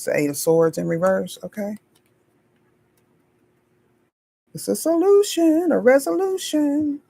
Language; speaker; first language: English; native; English